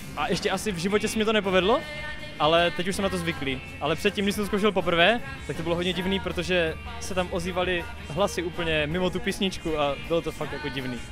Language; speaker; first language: Czech; native; Czech